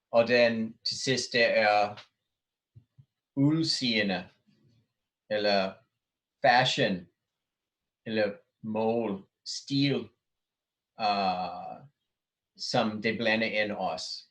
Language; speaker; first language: Danish; non-native, fluent; English